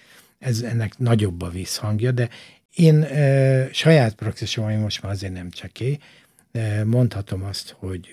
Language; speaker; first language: Hungarian; native; Hungarian